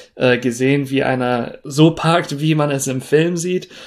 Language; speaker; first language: German; non-native, fluent; English